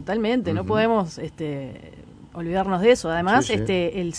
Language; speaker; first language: Spanish; native; Spanish